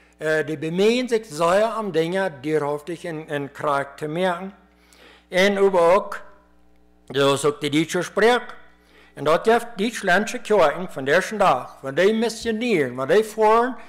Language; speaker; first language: German; early bilingual, heritage; Plautdietsch